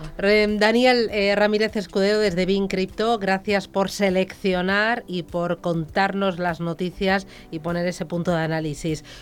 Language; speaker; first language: Spanish; native; Spanish